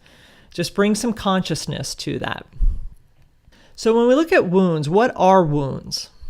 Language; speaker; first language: English; native; English